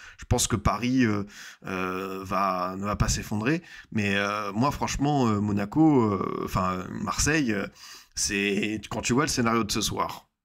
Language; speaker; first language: French; native; French